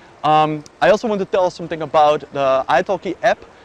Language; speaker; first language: English; non-native, fluent; Dutch